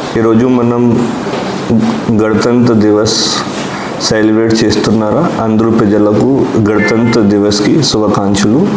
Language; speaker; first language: Telugu; non-native, learner; Hindi